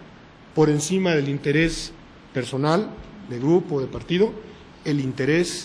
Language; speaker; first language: Spanish; native; Spanish